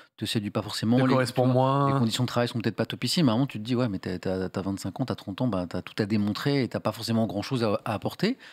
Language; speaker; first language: French; native; French